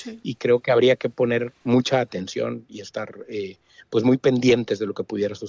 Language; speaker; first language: Spanish; native; Spanish